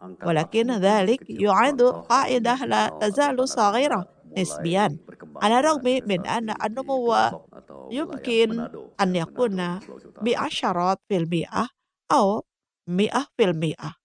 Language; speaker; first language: Arabic; non-native, fluent; Indonesian